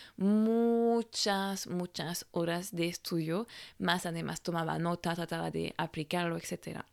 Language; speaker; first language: Spanish; non-native, fluent; French